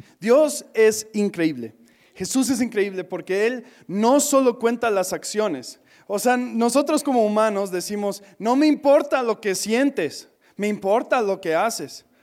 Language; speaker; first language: Spanish; non-native, fluent; English